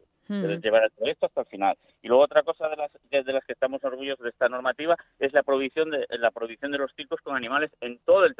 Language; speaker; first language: Spanish; native; Spanish